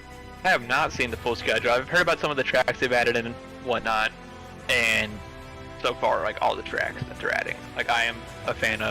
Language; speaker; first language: English; native; English